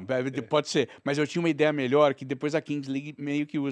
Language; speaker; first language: Portuguese; native; Portuguese